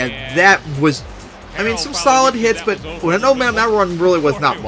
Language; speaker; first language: English; native; English